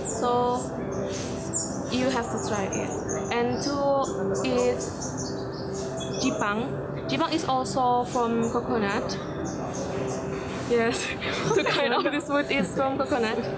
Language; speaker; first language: English; non-native, learner; Indonesian